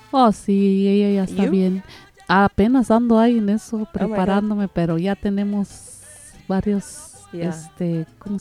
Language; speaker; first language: Spanish; native; Spanish